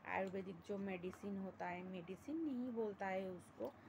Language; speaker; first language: Hindi; non-native, local second language; Bangla